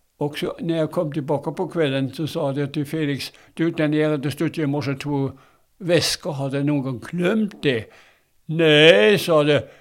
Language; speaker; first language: Swedish; non-native, fluent; German